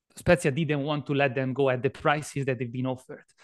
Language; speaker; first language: English; non-native, fluent; Italian